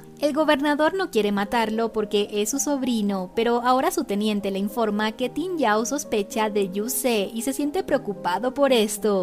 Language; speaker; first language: Spanish; native; Spanish